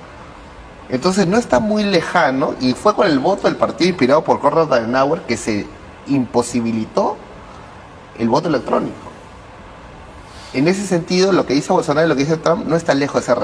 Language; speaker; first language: Spanish; native; Spanish